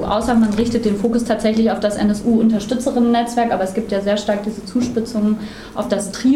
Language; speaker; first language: German; native; German